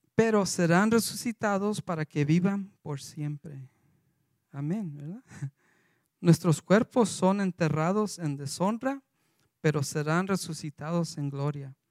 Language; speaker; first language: Spanish; early bilingual, heritage; Spanish